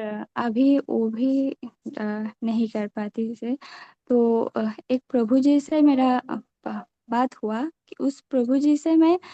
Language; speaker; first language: Hindi; non-native, local second language; Bangla